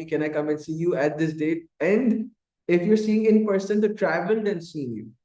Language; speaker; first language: English; non-native, local second language; Urdu